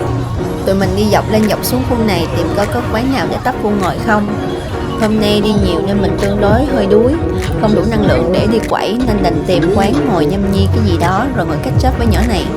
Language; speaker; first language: Vietnamese; native; Vietnamese